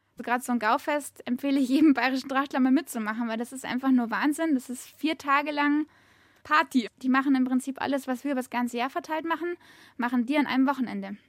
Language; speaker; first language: German; native; German